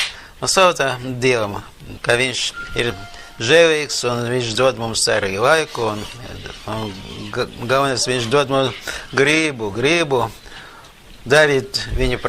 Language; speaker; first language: Latvian; non-native, local second language; Russian